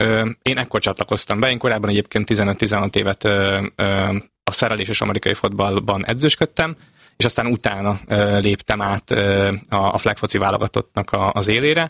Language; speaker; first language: Hungarian; native; Hungarian